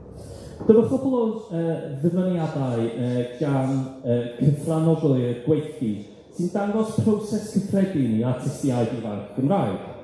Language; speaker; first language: Welsh; non-native, fluent; English